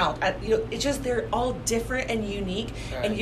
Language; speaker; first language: English; native; English